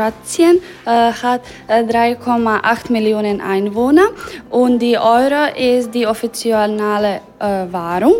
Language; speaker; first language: German; non-native, learner; Croatian